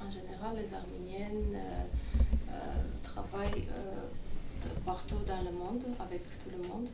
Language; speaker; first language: French; non-native, fluent; Armenian